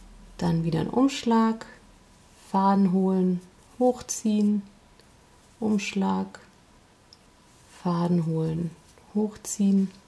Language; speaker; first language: German; native; German